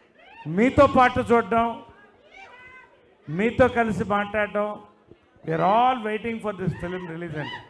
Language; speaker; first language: Telugu; native; Telugu